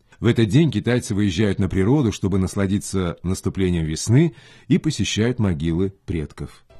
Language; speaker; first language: Russian; non-native, fluent; Chinese